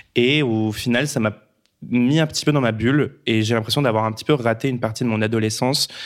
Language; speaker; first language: French; native; French